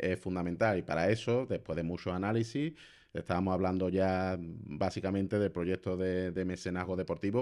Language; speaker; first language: Spanish; native; Spanish